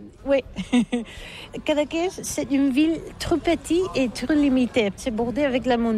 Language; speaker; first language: French; non-native, learner; Catalan